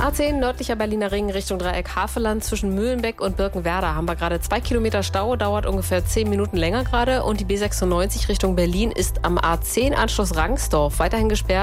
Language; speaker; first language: German; native; German